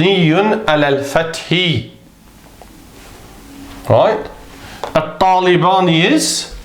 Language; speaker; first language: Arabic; non-native, fluent; English